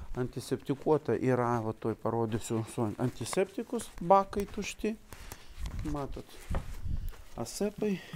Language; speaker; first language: Lithuanian; non-native, local second language; Polish